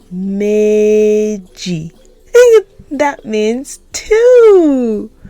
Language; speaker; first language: English; non-native, local second language; Yoruba